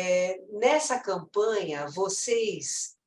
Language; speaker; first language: Portuguese; native; Portuguese